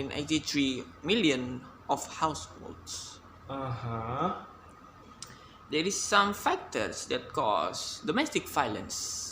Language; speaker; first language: English; non-native, learner; Indonesian